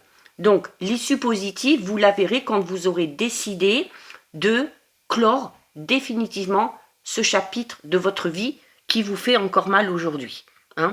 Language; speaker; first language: French; native; French